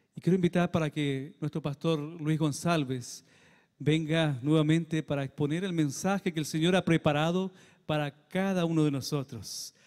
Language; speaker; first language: Spanish; native; Spanish